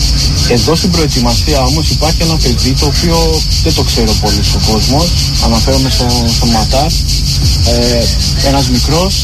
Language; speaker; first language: Greek; native; Greek